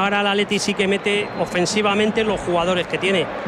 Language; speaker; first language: Spanish; native; Spanish